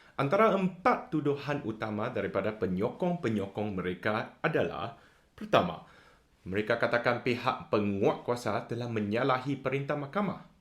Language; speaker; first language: Malay; non-native, local second language; Chinese